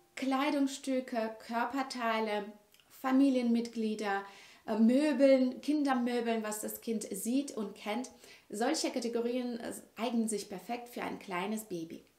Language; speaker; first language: German; non-native, fluent; Russian